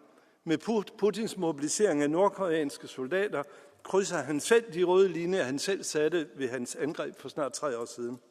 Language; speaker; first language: Danish; native; Danish